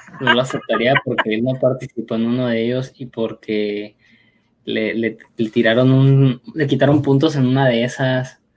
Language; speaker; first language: Spanish; native; Spanish